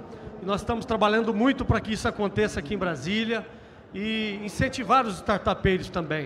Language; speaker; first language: Portuguese; native; Portuguese